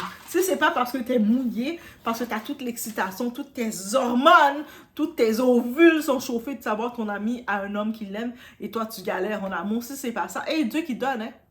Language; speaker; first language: French; native; French